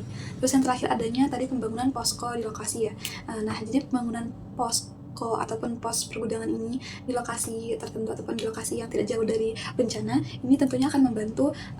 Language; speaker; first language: Indonesian; native; Indonesian